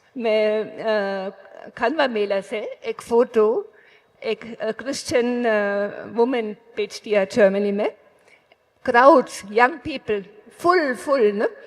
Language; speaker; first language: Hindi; non-native, learner; German